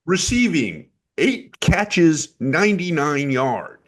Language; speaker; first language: English; native; English